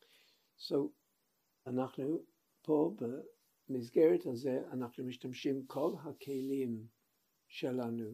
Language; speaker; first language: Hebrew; non-native, fluent; English